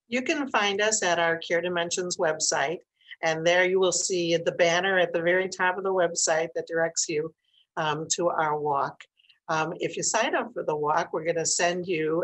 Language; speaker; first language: English; native; English